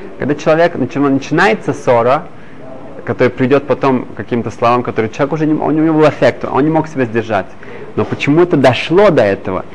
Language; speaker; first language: Russian; early bilingual, heritage; Hebrew